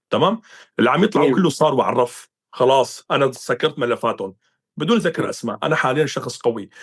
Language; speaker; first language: Arabic; non-native, local second language; Kurdish